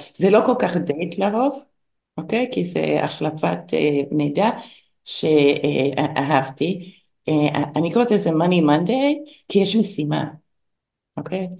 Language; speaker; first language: Hebrew; non-native, fluent; English